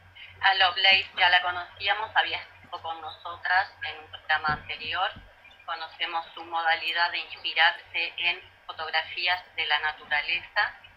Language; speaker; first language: Spanish; native; Spanish